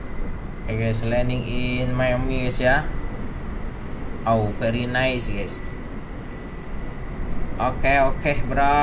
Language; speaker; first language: English; non-native, local second language; Indonesian